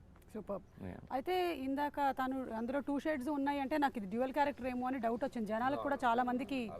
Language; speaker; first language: Telugu; native; Telugu